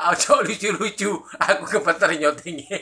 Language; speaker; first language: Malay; non-native, local second language; Javanese